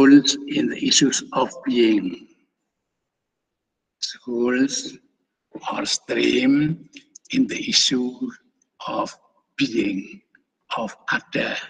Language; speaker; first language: English; non-native, fluent; Indonesian